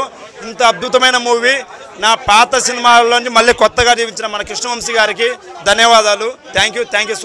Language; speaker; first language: Telugu; native; Telugu